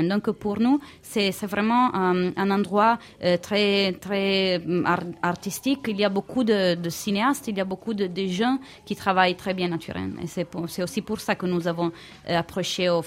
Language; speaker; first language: French; non-native, fluent; Italian